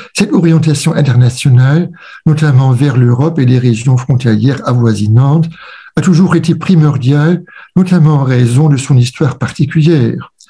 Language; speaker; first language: French; non-native, fluent; German